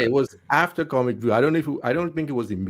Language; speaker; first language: English; native; English